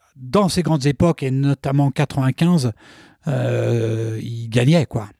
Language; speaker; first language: French; native; French